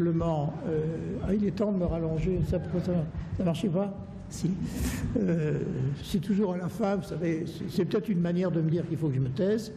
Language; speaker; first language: French; native; French